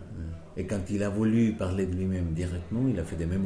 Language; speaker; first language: French; non-native, fluent; Spanish